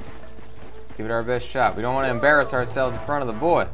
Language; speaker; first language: English; native; English